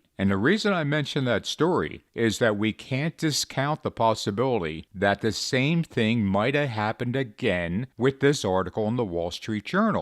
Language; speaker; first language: English; native; English